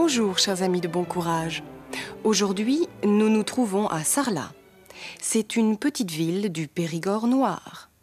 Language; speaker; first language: French; non-native, fluent; German